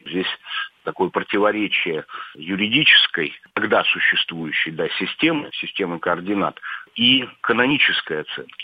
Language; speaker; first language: Russian; native; Russian